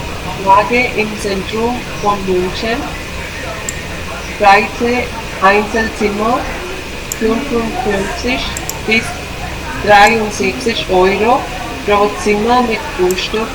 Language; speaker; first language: German; non-native, learner; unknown